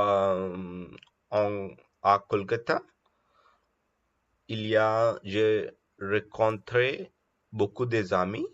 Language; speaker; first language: French; non-native, learner; Telugu